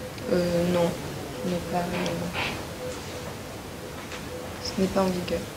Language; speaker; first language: French; native; French